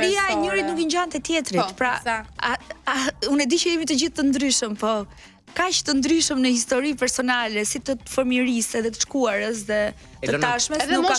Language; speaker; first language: Albanian; native; Albanian